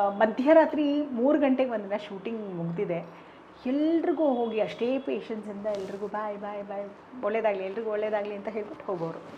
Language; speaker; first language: Kannada; non-native, local second language; Konkani